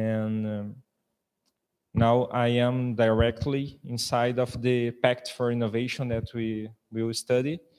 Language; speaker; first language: English; non-native, fluent; Portuguese